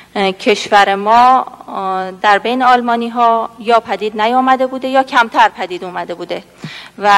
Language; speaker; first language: Persian; native; Persian